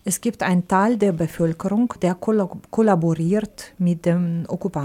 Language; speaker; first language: German; non-native, fluent; Ukrainian